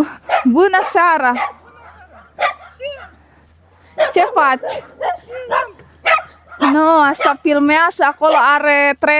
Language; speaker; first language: Romanian; non-native, learner; Indonesian